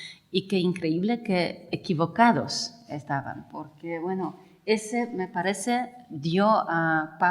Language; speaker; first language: Spanish; non-native, fluent; Polish